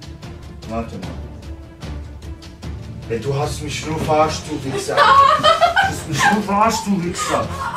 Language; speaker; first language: German; native; German